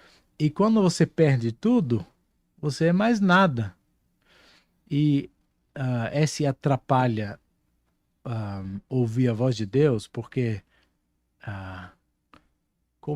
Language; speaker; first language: Portuguese; non-native, fluent; Dutch